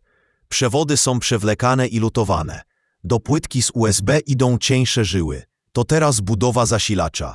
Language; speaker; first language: Polish; native; Polish